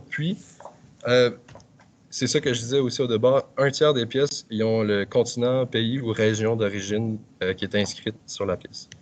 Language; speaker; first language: French; native; French